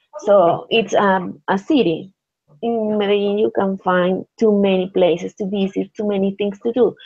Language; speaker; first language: English; non-native, learner; Spanish